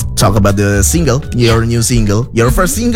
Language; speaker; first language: English; non-native, learner; Indonesian